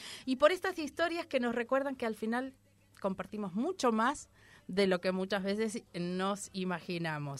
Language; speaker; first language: Spanish; native; Spanish